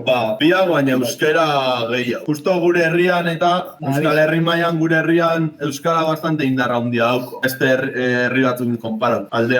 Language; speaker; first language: Basque; native; Basque